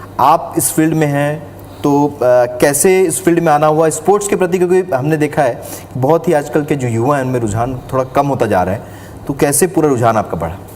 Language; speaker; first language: Hindi; native; Hindi